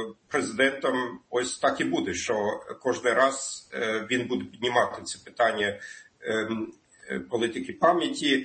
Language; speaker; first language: Ukrainian; non-native, fluent; German